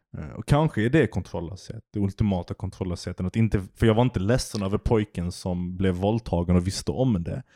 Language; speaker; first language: Swedish; early bilingual, other home language; Turkish